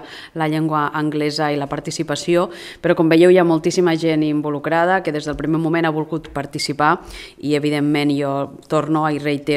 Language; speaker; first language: Catalan; native; Catalan